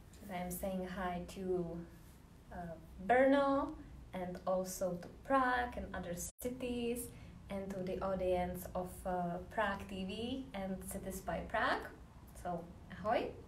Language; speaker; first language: English; non-native, fluent; Czech